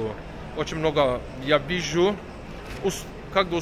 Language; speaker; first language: Russian; non-native, learner; Turkish